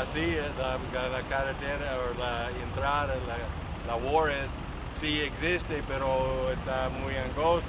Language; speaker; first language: Spanish; non-native, learner; English